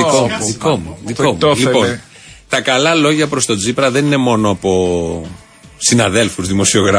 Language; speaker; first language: Greek; native; Greek